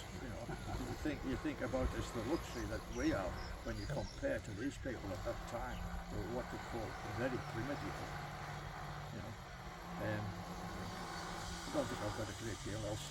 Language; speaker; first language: English; native; English